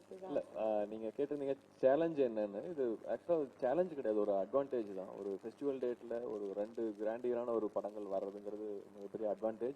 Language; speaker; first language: Tamil; non-native, learner; Kannada